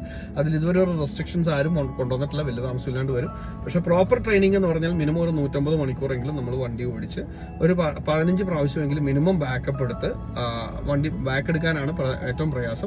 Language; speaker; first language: Malayalam; native; Malayalam